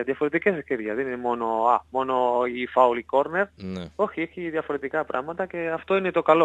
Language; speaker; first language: Greek; non-native, learner; Spanish